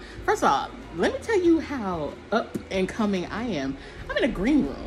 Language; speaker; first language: English; native; English